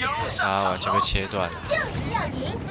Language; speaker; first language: Chinese; native; Chinese